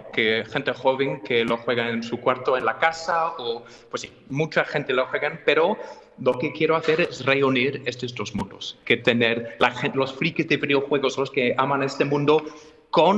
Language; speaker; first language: Spanish; non-native, fluent; English